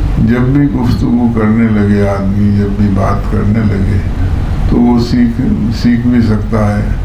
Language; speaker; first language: Urdu; native; Urdu